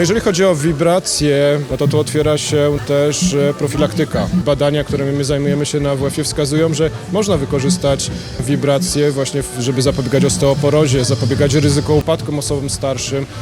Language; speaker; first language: Polish; native; Polish